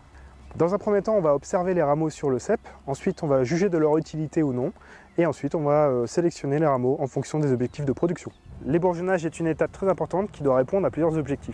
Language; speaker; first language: French; native; French